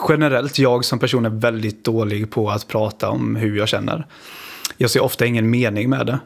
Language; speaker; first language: Swedish; native; Swedish